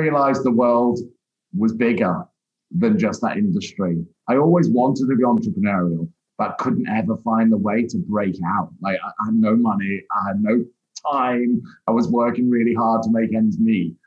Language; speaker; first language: English; native; English